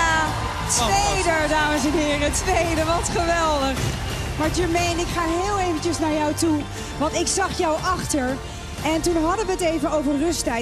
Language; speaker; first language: Dutch; native; Dutch